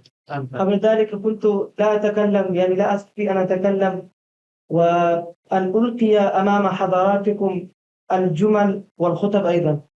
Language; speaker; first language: Arabic; non-native, fluent; Urdu